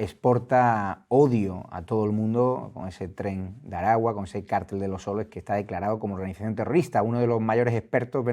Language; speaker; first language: Spanish; native; Spanish